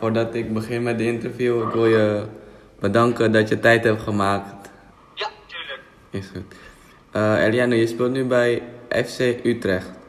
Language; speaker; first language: Dutch; non-native, fluent; Indonesian